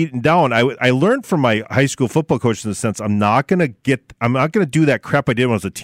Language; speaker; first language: English; native; English